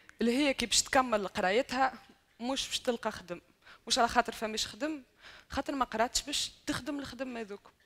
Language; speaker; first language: Arabic; native; Arabic